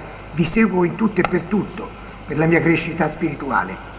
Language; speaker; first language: Italian; native; Italian